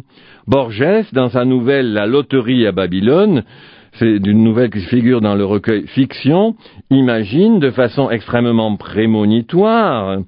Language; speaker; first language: French; native; French